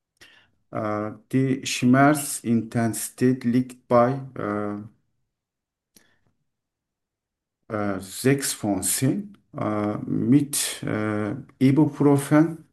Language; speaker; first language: German; non-native, learner; Turkish